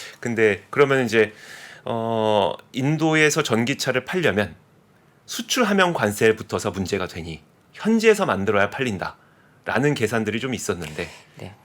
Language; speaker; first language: Korean; native; Korean